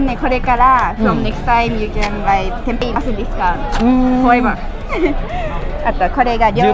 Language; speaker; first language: Japanese; native; Japanese